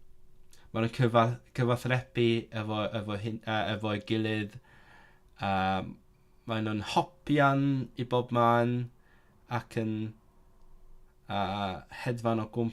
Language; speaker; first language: Welsh; non-native, learner; Cantonese